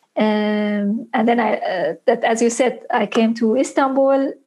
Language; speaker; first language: English; non-native, fluent; Persian